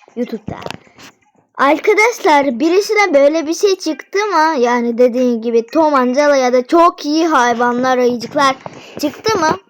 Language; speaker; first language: Turkish; non-native, fluent; Russian